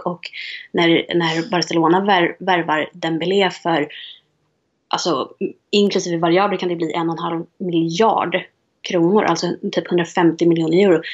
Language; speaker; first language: Swedish; native; Swedish